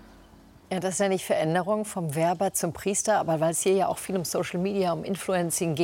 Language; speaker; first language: German; native; German